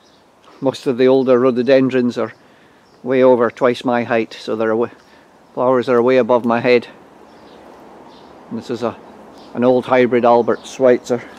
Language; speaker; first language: English; native; English